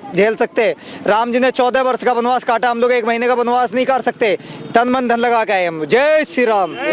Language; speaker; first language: Hindi; native; Hindi